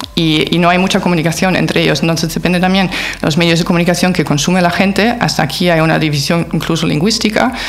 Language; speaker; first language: Spanish; non-native, fluent; German